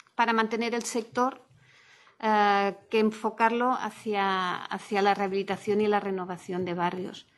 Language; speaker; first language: Spanish; non-native, local second language; Catalan